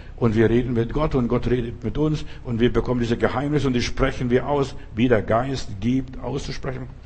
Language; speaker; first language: German; non-native, fluent; Lithuanian